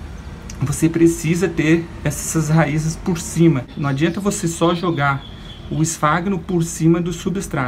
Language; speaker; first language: Portuguese; native; Portuguese